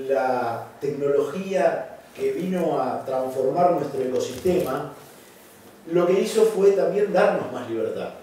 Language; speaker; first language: Spanish; native; Spanish